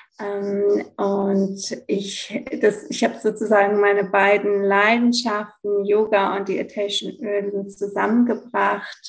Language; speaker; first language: German; early bilingual, heritage; German